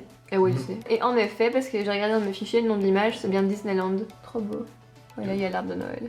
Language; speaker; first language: French; native; French